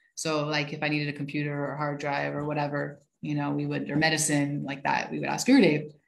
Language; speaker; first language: English; native; English